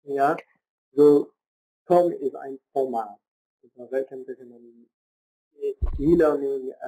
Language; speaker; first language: German; non-native, fluent; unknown